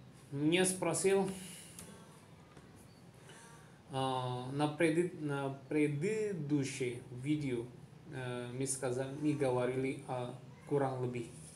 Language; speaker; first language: Russian; non-native, fluent; Indonesian